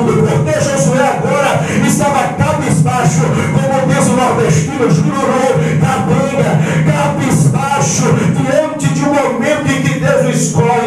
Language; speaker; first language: Portuguese; native; Portuguese